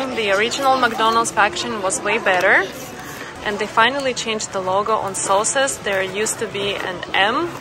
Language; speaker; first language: English; non-native, fluent; Russian